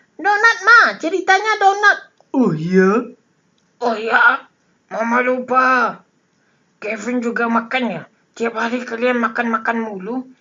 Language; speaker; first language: Indonesian; non-native, local second language; Minangkabau